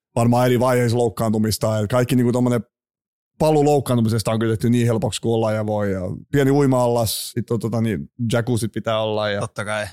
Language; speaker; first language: Finnish; early bilingual, other home language; Czech